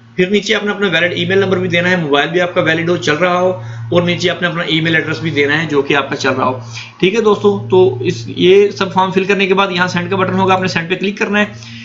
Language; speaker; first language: Hindi; non-native, local second language; Punjabi